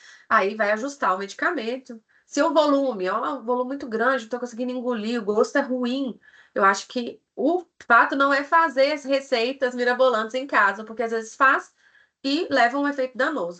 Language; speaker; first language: Portuguese; native; Portuguese